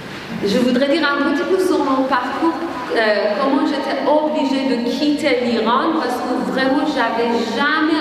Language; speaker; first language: French; non-native, learner; Persian